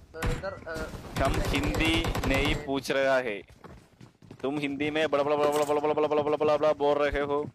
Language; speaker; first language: Hindi; non-native, local second language; Malayalam